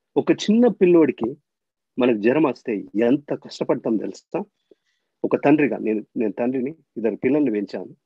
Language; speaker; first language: Telugu; native; Telugu